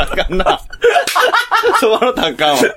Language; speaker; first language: Japanese; native; Japanese